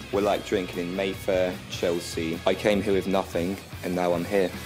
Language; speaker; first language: English; non-native, fluent; Polish